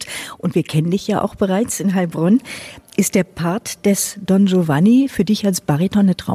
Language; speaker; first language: German; native; German